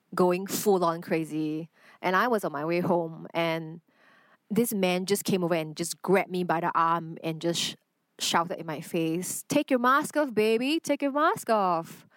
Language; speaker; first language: English; non-native, local second language; Chinese